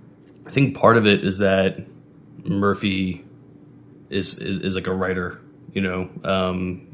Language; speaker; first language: English; native; English